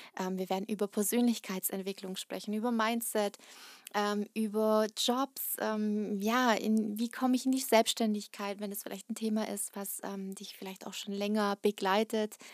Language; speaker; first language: German; early bilingual, other home language; Russian